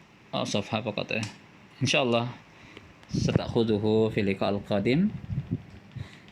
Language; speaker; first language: Arabic; non-native, fluent; Indonesian